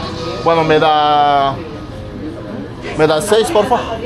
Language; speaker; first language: Spanish; non-native, fluent; French